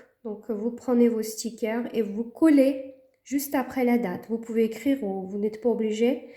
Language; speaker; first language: French; native; French